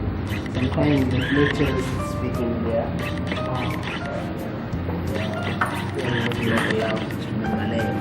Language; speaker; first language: English; non-native, local second language; Swahili